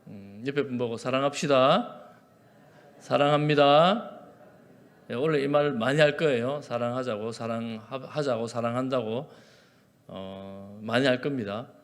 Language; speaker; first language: Korean; native; Korean